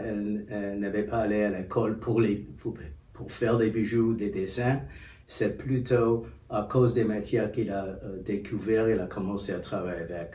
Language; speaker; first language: French; non-native, fluent; English